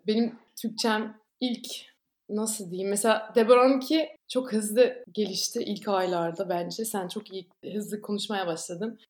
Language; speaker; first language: Turkish; non-native, fluent; Dutch